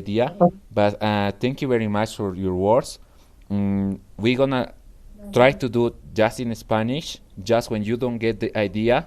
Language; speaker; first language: English; non-native, fluent; Spanish